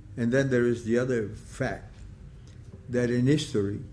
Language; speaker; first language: English; non-native, fluent; Italian